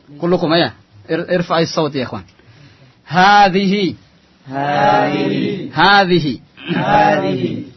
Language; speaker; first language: Arabic; non-native, fluent; Indonesian